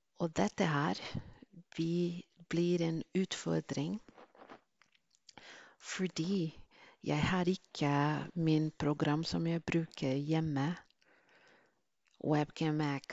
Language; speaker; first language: Norwegian; non-native, fluent; Spanish